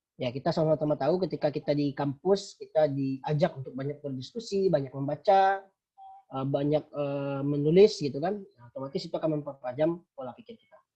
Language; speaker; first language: Indonesian; non-native, local second language; Minangkabau